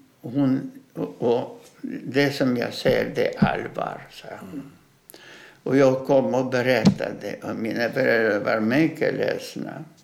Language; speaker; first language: Swedish; non-native, fluent; Russian